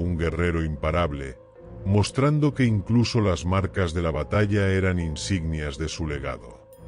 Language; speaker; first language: Spanish; native; Spanish